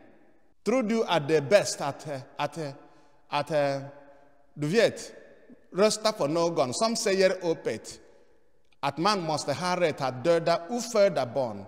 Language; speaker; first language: Swedish; non-native, fluent; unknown